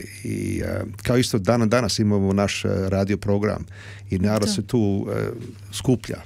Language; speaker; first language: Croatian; early bilingual, heritage; Croatian